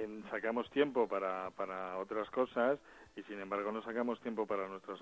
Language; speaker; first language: Spanish; native; Spanish